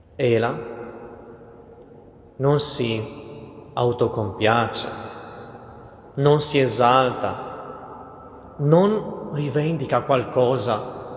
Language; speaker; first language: Italian; non-native, fluent; Portuguese